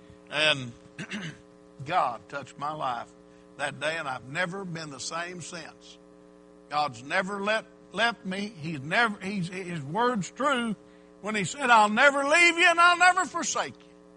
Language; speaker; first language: English; native; English